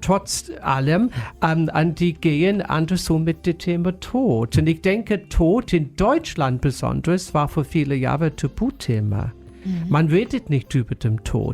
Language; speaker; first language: German; non-native, fluent; English